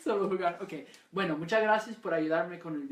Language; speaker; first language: Spanish; non-native, fluent; English